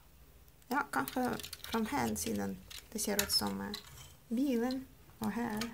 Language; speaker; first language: Swedish; non-native, learner; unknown